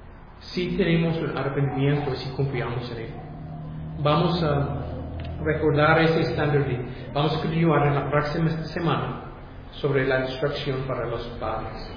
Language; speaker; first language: Spanish; non-native, fluent; English